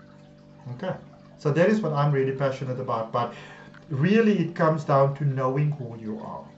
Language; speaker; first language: English; native; English